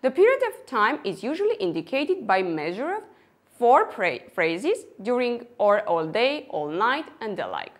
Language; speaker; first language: English; non-native, fluent; Armenian